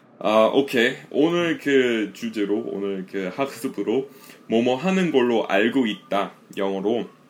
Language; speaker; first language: Korean; non-native, fluent; English